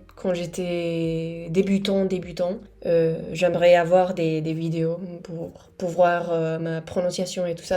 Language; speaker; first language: French; non-native, fluent; Spanish